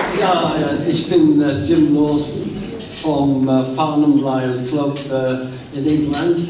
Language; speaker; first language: German; non-native, learner; English